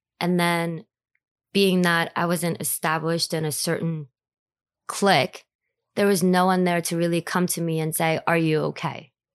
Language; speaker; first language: English; early bilingual, other home language; Korean